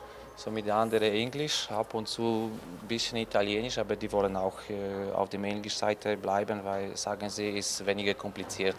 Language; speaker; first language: German; non-native, learner; Polish